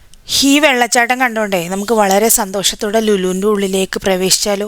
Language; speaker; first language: Malayalam; native; Malayalam